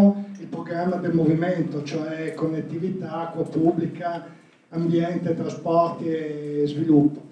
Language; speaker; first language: Italian; native; Italian